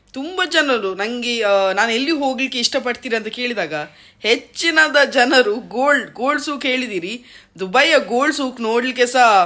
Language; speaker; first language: Kannada; native; Kannada